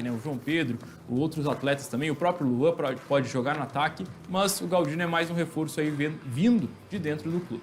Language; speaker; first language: Portuguese; native; Portuguese